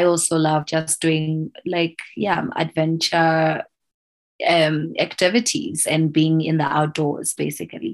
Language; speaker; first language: English; non-native, local second language; Southern Sotho